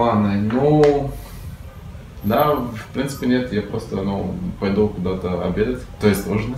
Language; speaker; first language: Russian; native; Russian